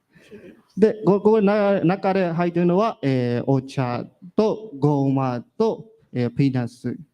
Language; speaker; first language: Japanese; non-native, learner; Burmese